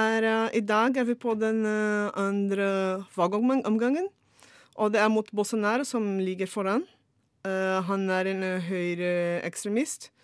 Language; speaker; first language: Norwegian; non-native, fluent; Portuguese